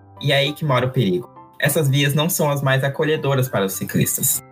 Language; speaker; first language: Portuguese; native; Portuguese